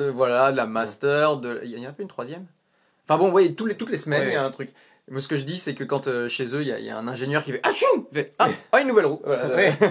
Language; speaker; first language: French; native; French